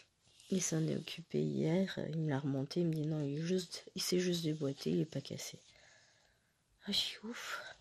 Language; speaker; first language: French; native; French